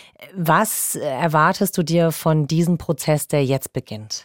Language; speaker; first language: German; native; German